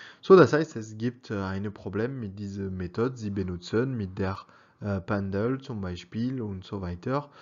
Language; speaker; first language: German; non-native, learner; French